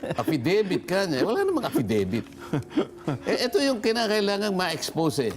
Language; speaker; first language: Filipino; non-native, local second language; Pampanga